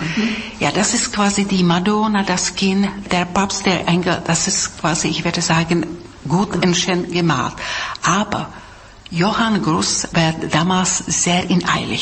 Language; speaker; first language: German; non-native, fluent; Czech